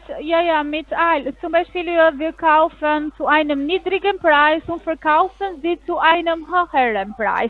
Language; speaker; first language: German; non-native, learner; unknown